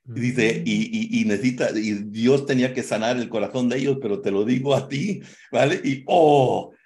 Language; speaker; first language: Spanish; native; Spanish